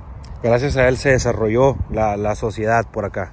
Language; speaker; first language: Spanish; native; Spanish